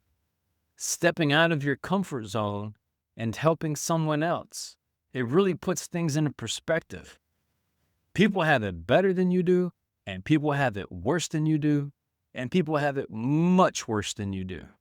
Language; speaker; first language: English; native; English